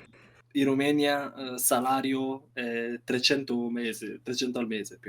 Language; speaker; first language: Italian; non-native, fluent; Romanian